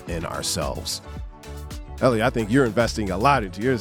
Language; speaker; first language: English; native; English